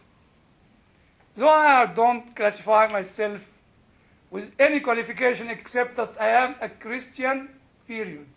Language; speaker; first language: English; non-native, fluent; Arabic